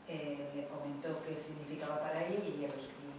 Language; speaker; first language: Spanish; native; Spanish